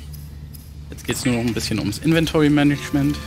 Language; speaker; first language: German; native; German